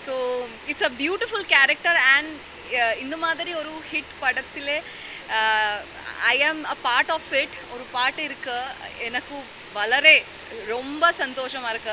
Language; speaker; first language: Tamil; non-native, learner; Malayalam